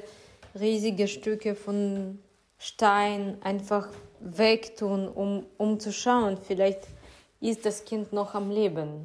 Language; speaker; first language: German; non-native, fluent; Ukrainian